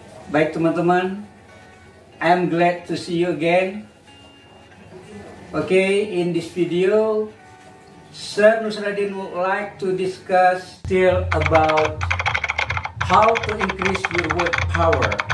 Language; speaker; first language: English; non-native, fluent; Indonesian